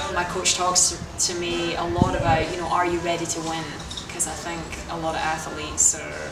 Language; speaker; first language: English; native; English